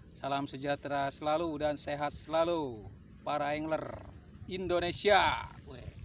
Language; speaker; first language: Indonesian; native; Indonesian